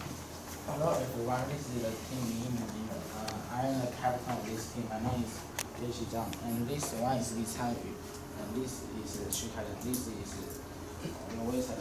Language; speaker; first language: English; non-native, learner; Chinese